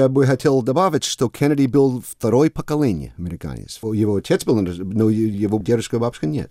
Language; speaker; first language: Russian; non-native, fluent; English